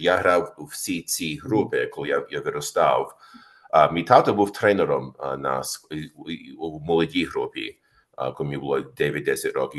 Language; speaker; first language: Ukrainian; early bilingual, heritage; Ukrainian